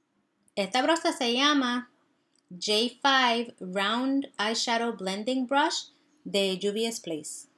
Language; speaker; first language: Spanish; early bilingual, heritage; Spanish